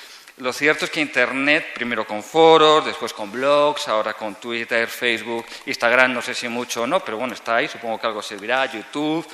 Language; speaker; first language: Spanish; native; Spanish